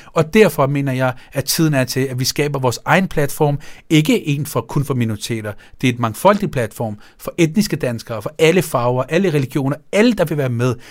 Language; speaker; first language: Danish; early bilingual, other home language; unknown